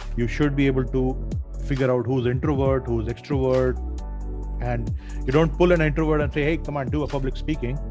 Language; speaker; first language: English; non-native, local second language; Hindi